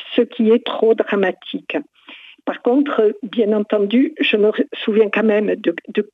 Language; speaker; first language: French; native; French